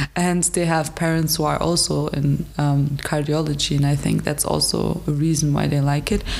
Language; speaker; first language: English; non-native, fluent; German